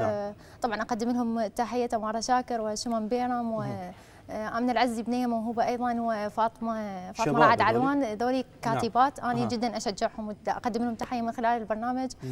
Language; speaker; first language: Arabic; native; Arabic